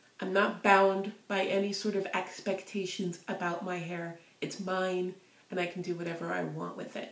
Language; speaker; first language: English; native; English